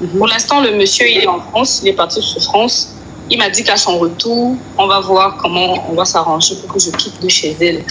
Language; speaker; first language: French; non-native, local second language; Lingala